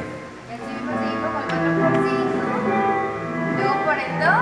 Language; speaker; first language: Spanish; native; Spanish